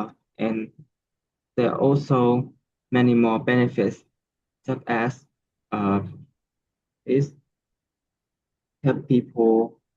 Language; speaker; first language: English; non-native, learner; Vietnamese